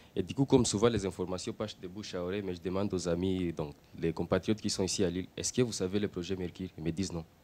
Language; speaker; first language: French; non-native, local second language; Swahili